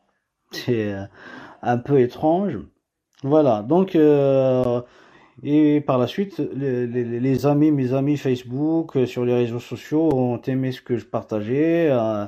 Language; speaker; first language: French; non-native, local second language; Kabyle